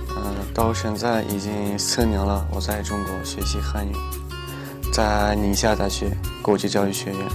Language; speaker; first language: Chinese; non-native, fluent; Tajik